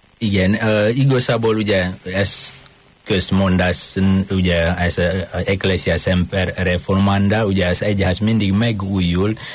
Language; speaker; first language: Hungarian; non-native, fluent; Indonesian